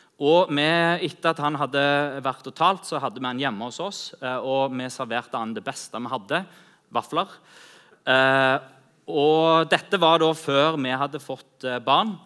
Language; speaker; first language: Norwegian; native; Norwegian